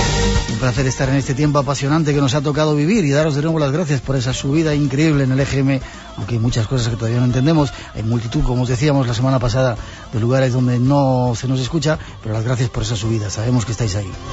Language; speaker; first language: Spanish; native; Spanish